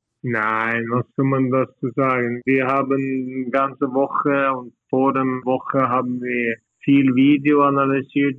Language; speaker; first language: German; non-native, learner; Norwegian